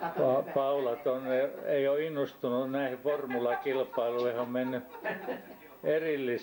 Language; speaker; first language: Finnish; native; Finnish